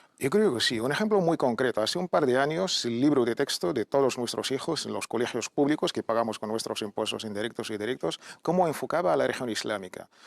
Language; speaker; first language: Spanish; non-native, fluent; Arabic